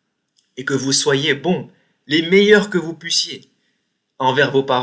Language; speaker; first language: French; native; French